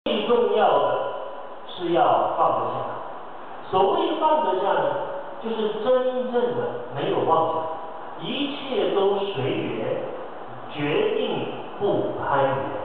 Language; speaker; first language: Chinese; native; Chinese